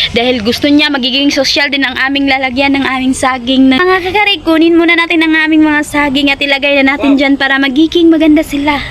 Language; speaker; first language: Filipino; non-native, local second language; Cebuano